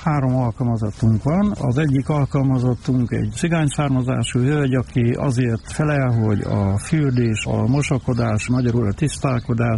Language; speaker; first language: Hungarian; native; Hungarian